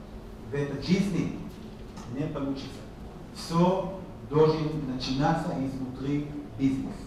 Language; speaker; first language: Russian; non-native, learner; Hebrew